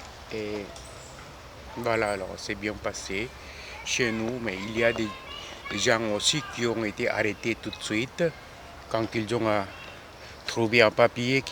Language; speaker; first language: French; non-native, fluent; Korean